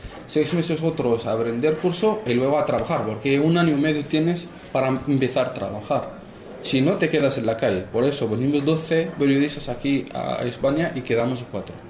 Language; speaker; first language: Spanish; non-native, fluent; Arabic